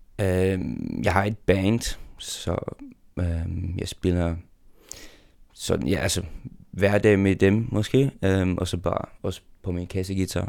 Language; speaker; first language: Danish; non-native, local second language; Faroese